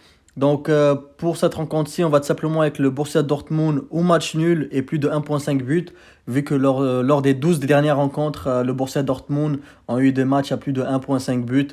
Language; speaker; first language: French; native; French